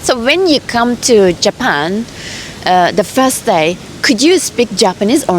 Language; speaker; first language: English; non-native, fluent; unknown